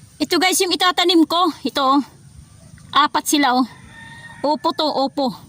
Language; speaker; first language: Filipino; non-native, local second language; Waray